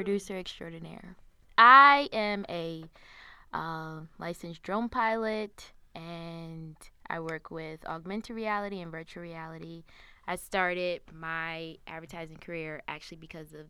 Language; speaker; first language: English; native; English